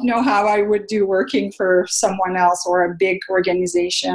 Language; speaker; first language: English; non-native, fluent; French